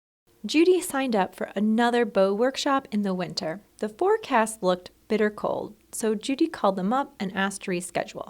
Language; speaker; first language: English; native; English